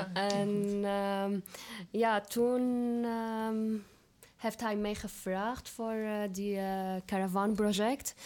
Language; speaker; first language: Dutch; non-native, fluent; Arabic